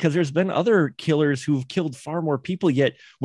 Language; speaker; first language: English; native; English